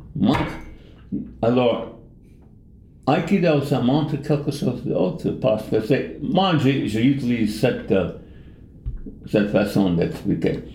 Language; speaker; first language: French; non-native, fluent; English